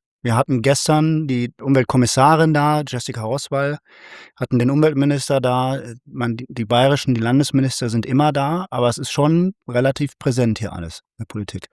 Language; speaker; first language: German; native; German